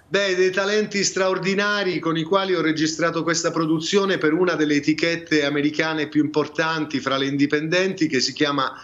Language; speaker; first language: Italian; native; Italian